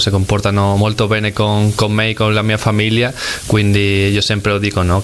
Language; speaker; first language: Italian; non-native, learner; Spanish